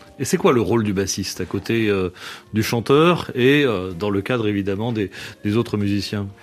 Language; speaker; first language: French; native; French